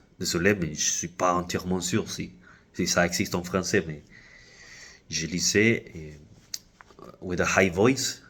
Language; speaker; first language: French; non-native, fluent; Spanish